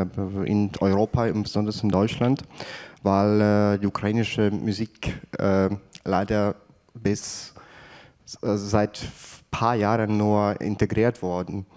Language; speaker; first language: German; non-native, fluent; Ukrainian